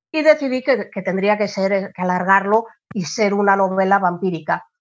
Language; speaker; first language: Spanish; native; Spanish